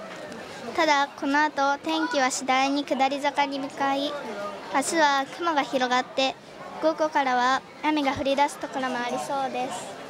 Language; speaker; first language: Japanese; native; Japanese